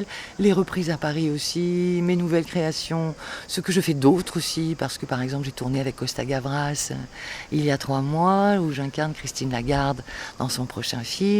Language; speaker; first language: French; native; French